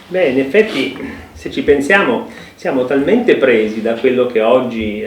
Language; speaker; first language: Italian; native; Italian